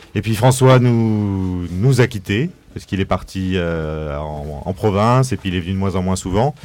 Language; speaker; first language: French; native; French